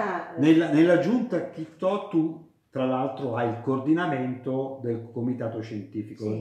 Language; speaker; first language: Italian; native; Italian